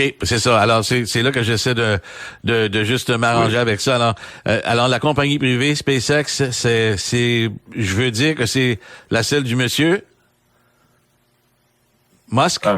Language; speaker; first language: French; native; French